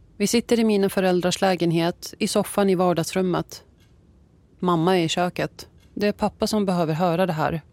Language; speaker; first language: Swedish; early bilingual, other home language; Assyrian Neo-Aramaic